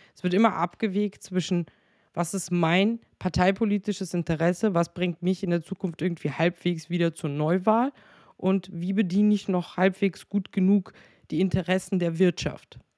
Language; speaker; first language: German; native; German